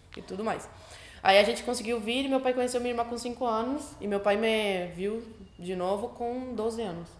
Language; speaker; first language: Portuguese; early bilingual, other home language; Spanish